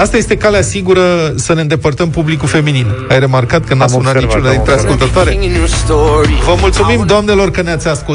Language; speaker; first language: Romanian; native; Romanian